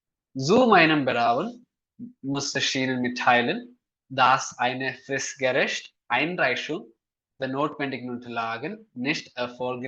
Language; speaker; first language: German; non-native, fluent; Malayalam